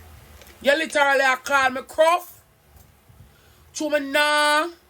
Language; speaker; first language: English; non-native, local second language; Jamaican Creole English